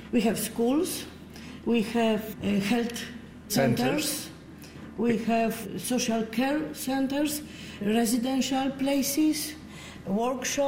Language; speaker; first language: English; non-native, learner; Polish